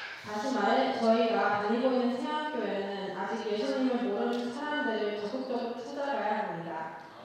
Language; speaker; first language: Korean; early bilingual, heritage; Korean